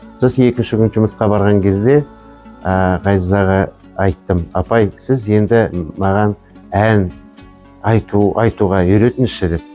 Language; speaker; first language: Kazakh; non-native, local second language; Chechen